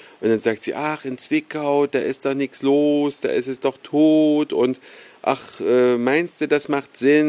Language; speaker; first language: German; native; German